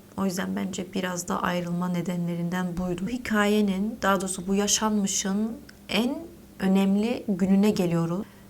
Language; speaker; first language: Turkish; early bilingual, heritage; Turkish